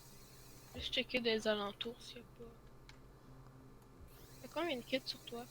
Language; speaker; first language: French; native; French